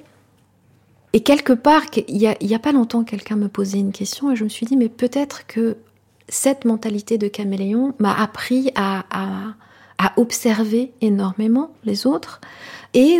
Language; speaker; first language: French; non-native, local second language; Kinyarwanda